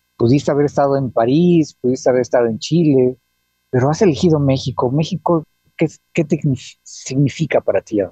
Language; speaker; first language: Spanish; native; Spanish